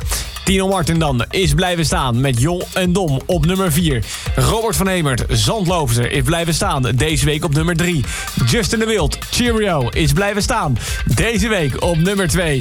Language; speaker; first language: Dutch; native; Dutch